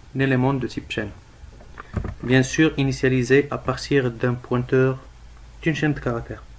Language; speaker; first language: French; non-native, local second language; Arabic